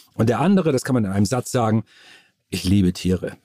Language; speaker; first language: German; native; German